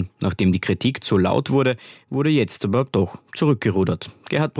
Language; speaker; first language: German; native; German